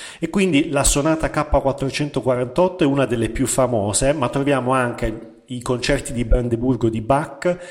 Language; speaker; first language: Italian; native; Italian